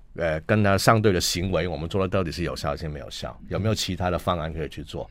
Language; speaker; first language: Chinese; non-native, local second language; Cantonese